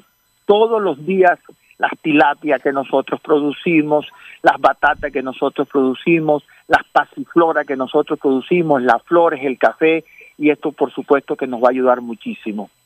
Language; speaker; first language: Spanish; native; Spanish